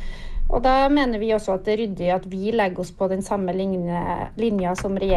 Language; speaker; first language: Norwegian; native; Norwegian